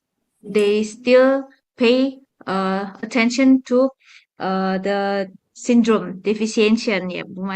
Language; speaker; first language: English; non-native, fluent; Indonesian